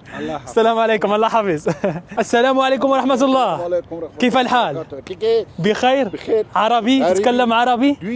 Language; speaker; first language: Arabic; native; Arabic